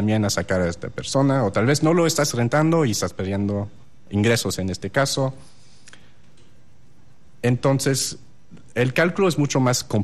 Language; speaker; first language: Spanish; non-native, fluent; French